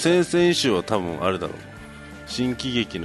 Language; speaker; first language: Japanese; native; Japanese